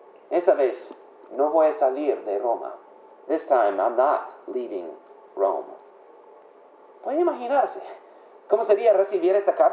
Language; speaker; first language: Spanish; non-native, fluent; English